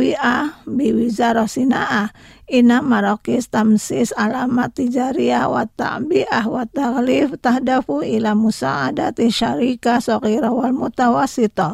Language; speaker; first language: Arabic; non-native, fluent; Indonesian